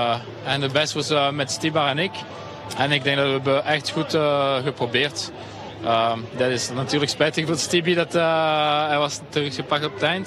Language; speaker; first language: Dutch; non-native, local second language; French